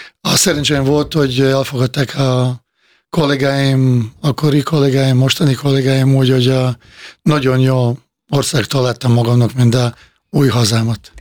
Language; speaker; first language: Hungarian; non-native, fluent; Bosnian